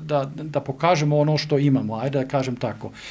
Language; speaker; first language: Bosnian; non-native, learner; German